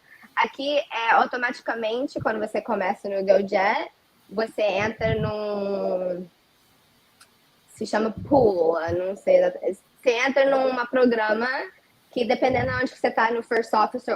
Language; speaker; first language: Portuguese; early bilingual, heritage; Portuguese